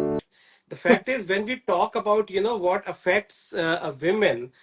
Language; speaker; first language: English; non-native, local second language; Hindi